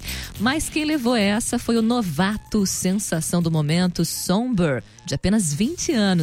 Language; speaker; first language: Portuguese; native; Portuguese